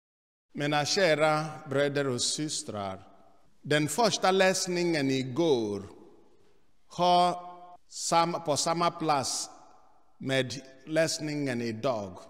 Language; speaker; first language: Swedish; non-native, fluent; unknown